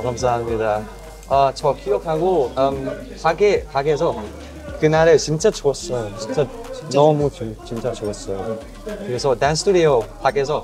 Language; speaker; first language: Korean; non-native, learner; Thai